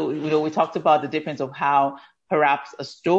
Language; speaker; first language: English; non-native, local second language; Yoruba